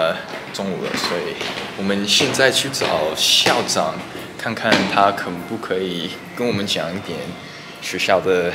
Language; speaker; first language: Chinese; early bilingual, heritage; English